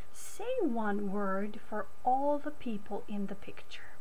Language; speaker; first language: English; non-native, fluent; Macedonian